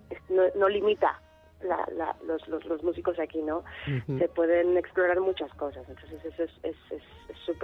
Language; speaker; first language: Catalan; non-native, learner; Spanish